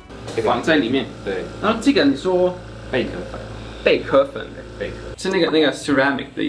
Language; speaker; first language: Chinese; non-native, fluent; Swedish